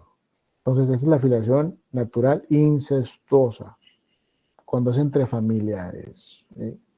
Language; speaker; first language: Spanish; native; Spanish